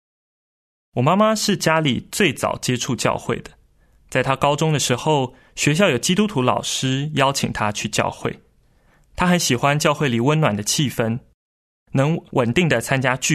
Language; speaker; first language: Chinese; native; Chinese